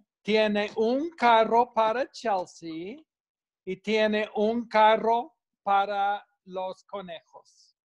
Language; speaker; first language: Spanish; non-native, fluent; English